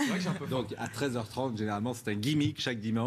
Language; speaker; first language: French; native; French